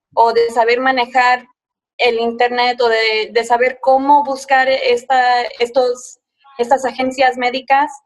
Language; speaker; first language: Spanish; early bilingual, heritage; Spanish